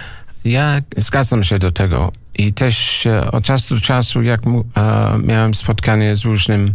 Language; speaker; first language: Polish; non-native, learner; English